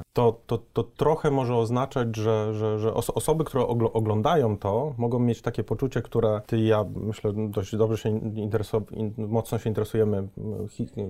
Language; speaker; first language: Polish; native; Polish